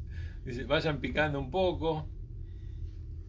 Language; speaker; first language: Spanish; native; Spanish